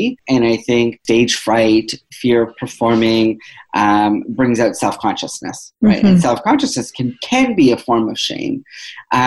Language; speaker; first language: English; native; English